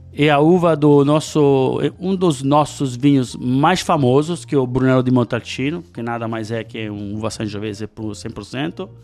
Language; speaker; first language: Portuguese; non-native, fluent; Italian